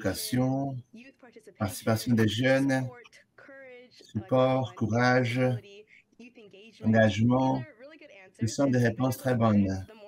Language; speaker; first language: French; non-native, fluent; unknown